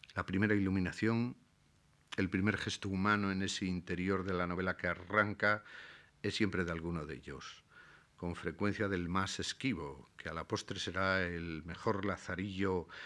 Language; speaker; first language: Spanish; native; Spanish